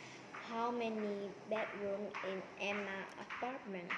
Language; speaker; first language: English; non-native, learner; Vietnamese